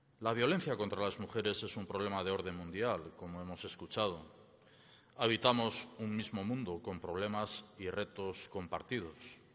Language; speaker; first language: Spanish; native; Spanish